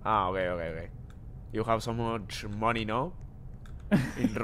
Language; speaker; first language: English; non-native, learner; Spanish